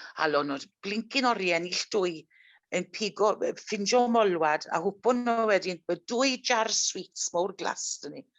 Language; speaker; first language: Welsh; native; Welsh